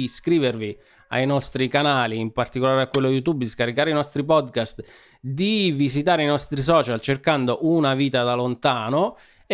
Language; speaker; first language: Italian; native; Italian